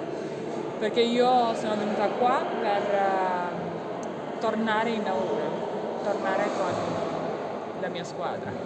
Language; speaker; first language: Italian; non-native, fluent; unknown